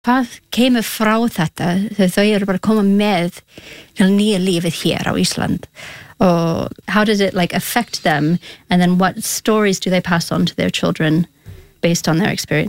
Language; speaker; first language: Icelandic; non-native, learner; English